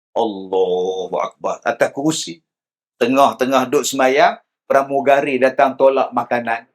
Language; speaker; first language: Malay; native; Malay